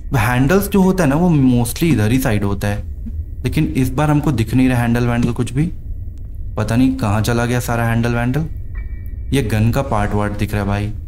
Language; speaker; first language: Hindi; native; Hindi